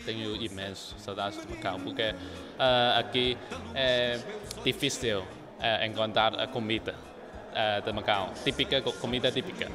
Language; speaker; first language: Portuguese; non-native, local second language; Chinese